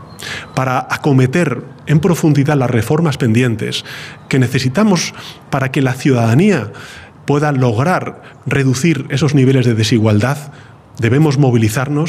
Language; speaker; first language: Spanish; native; Spanish